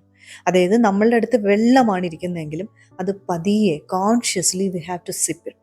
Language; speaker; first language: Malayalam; native; Malayalam